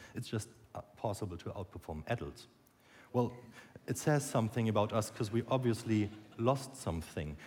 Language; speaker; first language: English; non-native, fluent; German